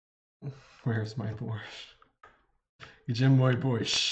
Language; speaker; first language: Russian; non-native, learner; English